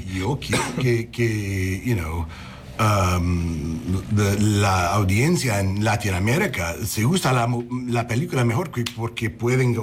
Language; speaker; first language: Spanish; early bilingual, heritage; English